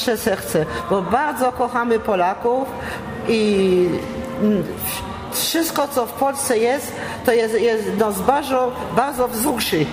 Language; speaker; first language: Polish; early bilingual, heritage; Polish